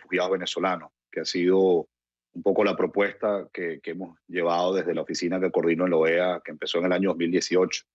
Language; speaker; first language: Spanish; native; Spanish